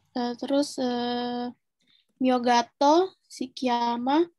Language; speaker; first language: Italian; non-native, learner; Indonesian